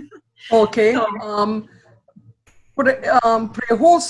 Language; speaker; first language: Spanish; non-native, fluent; Haitian Creole